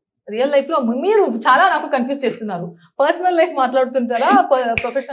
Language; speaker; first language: Telugu; non-native, local second language; Tulu